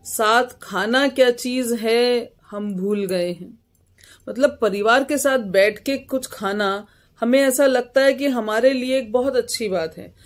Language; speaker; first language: Hindi; native; Hindi